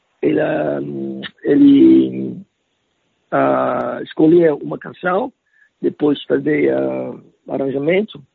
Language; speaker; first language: Portuguese; non-native, learner; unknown